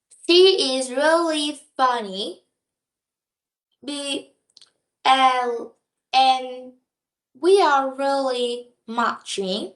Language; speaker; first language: English; non-native, learner; Vietnamese